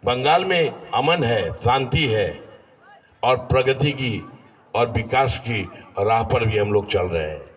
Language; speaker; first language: Hindi; non-native, local second language; Bangla